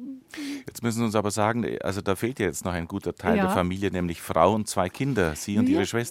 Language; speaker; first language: German; native; German